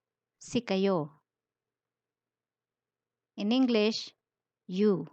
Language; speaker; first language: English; non-native, local second language; Filipino